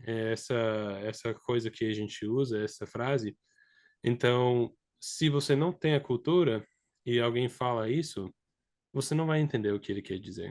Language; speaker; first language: Portuguese; non-native, fluent; English